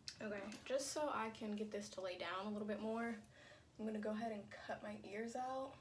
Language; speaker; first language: English; native; English